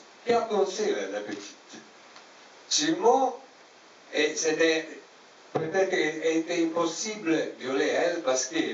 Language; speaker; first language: French; non-native, learner; Italian